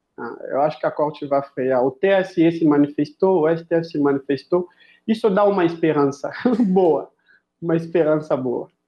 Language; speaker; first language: Portuguese; non-native, fluent; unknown